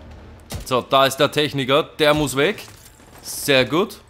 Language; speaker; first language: German; native; German